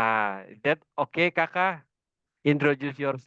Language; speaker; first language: English; non-native, fluent; Indonesian